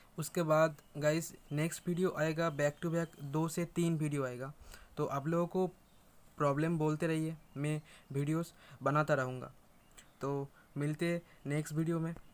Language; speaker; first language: Hindi; native; Hindi